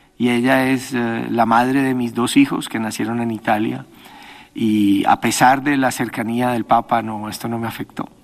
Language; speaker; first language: Spanish; native; Spanish